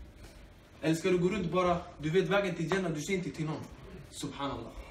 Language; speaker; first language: Swedish; early bilingual, other home language; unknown